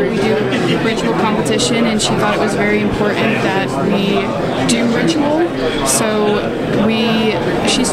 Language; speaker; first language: English; native; English